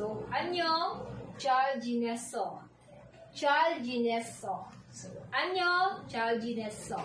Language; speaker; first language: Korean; non-native, learner; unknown